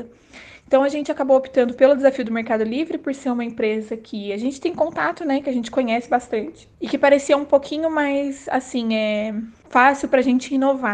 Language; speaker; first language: Portuguese; native; Portuguese